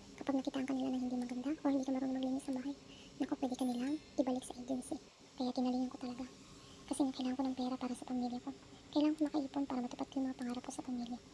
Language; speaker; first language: Filipino; native; Filipino